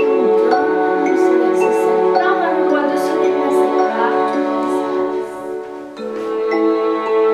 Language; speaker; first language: French; native; French